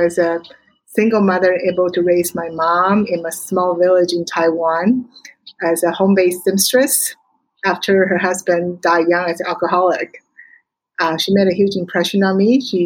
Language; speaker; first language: English; non-native, fluent; Chinese